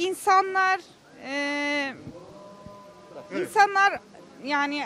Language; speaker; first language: Turkish; early bilingual, heritage; Turkish